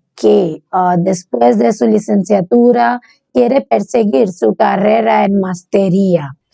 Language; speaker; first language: Spanish; non-native, learner; Bangla